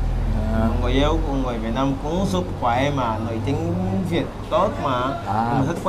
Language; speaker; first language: Vietnamese; non-native, learner; Portuguese